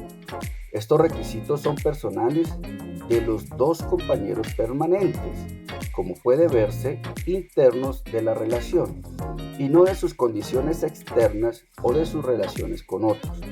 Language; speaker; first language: Spanish; native; Spanish